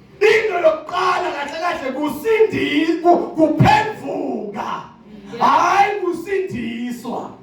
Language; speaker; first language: Zulu; non-native, local second language; Swati